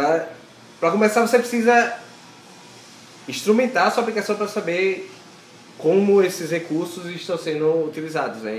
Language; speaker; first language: Portuguese; native; Portuguese